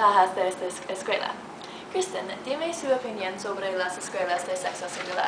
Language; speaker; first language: Spanish; non-native, learner; English